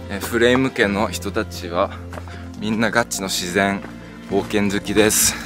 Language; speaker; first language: Japanese; early bilingual, heritage; Japanese